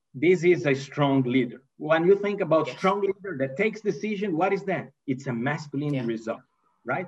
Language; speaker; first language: English; non-native, fluent; Portuguese